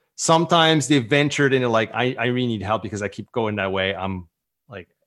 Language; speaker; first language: English; non-native, fluent; French